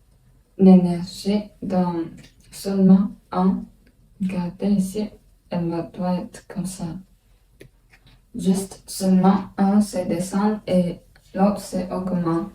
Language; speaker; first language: French; non-native, learner; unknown